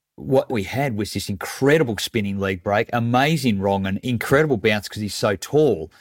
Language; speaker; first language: English; native; English